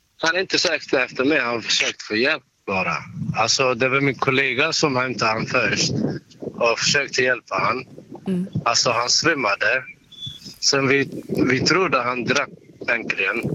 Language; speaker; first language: Swedish; non-native, learner; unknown